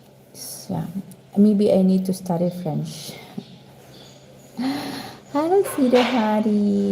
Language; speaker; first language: English; non-native, learner; Cebuano